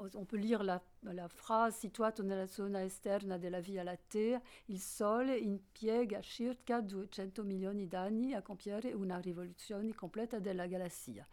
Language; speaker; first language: French; native; French